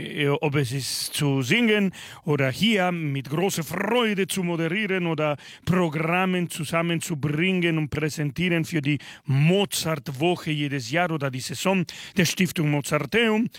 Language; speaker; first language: German; non-native, fluent; Spanish